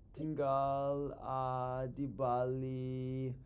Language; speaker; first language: Indonesian; non-native, learner; English